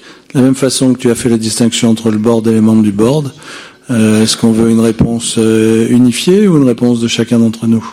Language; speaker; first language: French; native; French